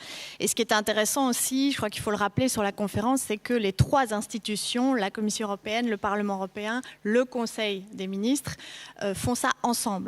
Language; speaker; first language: French; native; French